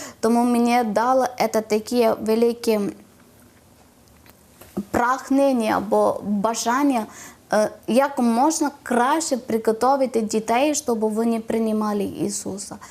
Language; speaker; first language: Ukrainian; non-native, learner; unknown